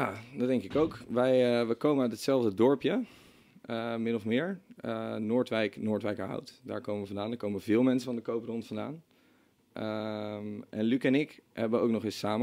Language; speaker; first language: Dutch; native; Dutch